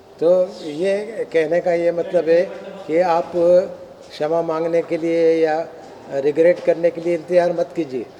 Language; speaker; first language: Hindi; non-native, local second language; Sindhi